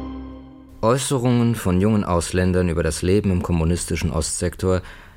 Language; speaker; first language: German; native; German